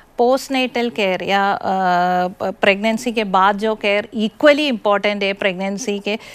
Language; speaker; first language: Hindi; non-native, local second language; Malayalam